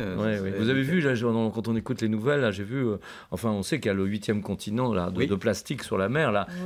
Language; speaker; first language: French; native; French